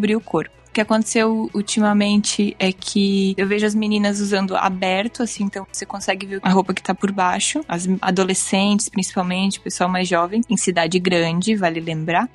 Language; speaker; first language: Portuguese; native; Portuguese